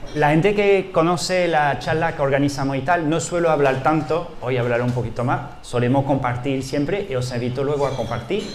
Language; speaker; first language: Spanish; non-native, fluent; French